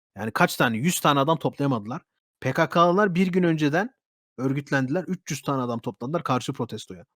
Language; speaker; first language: Turkish; early bilingual, heritage; Turkish